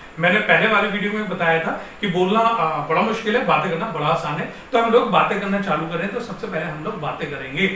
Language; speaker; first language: Hindi; native; Hindi